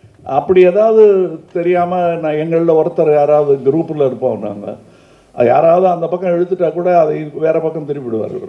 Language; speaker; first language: Tamil; native; Tamil